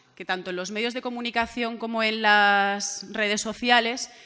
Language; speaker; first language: Spanish; native; Spanish